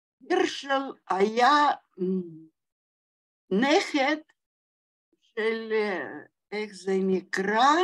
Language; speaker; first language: Hebrew; non-native, learner; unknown